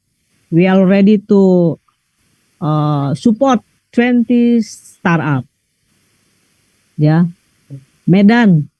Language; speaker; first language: English; non-native, learner; Indonesian